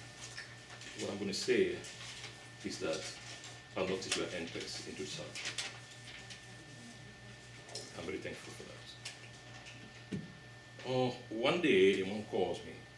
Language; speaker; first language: English; non-native, local second language; French